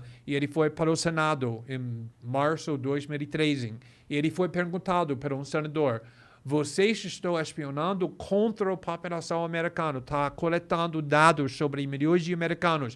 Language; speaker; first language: Portuguese; non-native, fluent; English